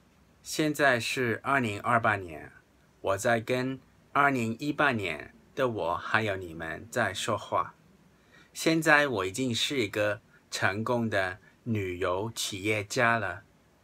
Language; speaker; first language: Chinese; non-native, local second language; Cantonese